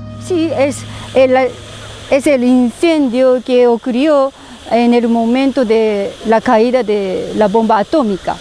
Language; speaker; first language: Spanish; non-native, learner; Japanese